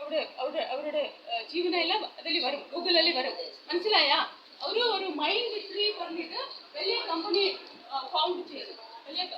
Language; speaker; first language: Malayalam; non-native, learner; Kannada